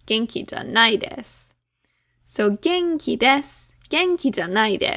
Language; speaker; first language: Japanese; non-native, fluent; English